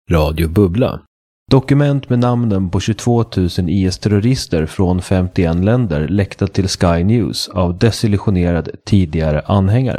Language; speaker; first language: Swedish; native; Swedish